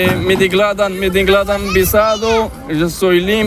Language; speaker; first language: Spanish; non-native, learner; Arabic